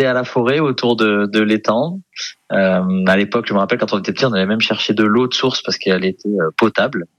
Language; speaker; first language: French; native; French